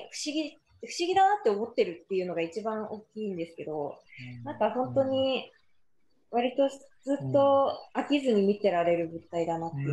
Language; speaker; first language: Japanese; native; Japanese